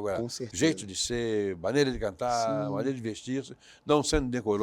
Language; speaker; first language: Portuguese; native; Portuguese